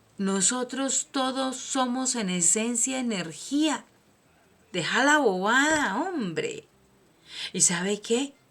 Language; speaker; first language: Spanish; native; Spanish